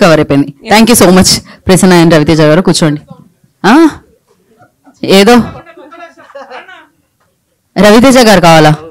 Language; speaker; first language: Telugu; native; Telugu